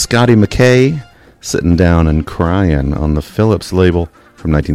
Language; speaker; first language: English; native; English